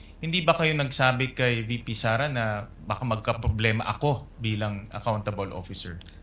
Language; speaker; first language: Filipino; native; Filipino